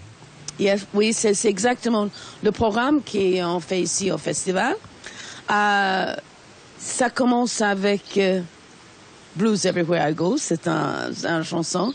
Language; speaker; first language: French; non-native, fluent; English